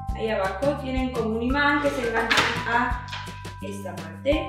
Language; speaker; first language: Spanish; native; Spanish